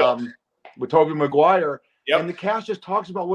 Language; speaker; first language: English; native; English